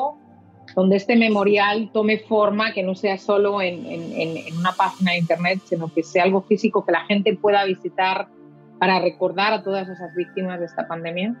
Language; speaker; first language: Spanish; native; Spanish